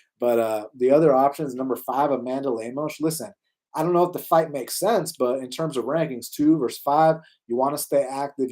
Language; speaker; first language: English; native; English